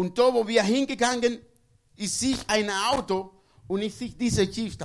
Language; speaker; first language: German; non-native, learner; Spanish